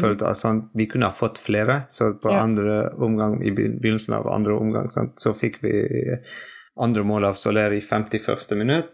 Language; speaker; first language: Norwegian; non-native, fluent; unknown